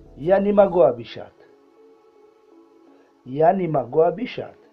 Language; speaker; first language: Russian; non-native, learner; Tajik